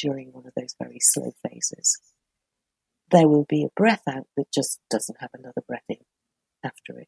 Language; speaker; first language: English; native; English